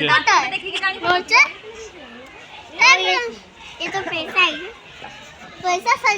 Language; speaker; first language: Hindi; non-native, local second language; Bangla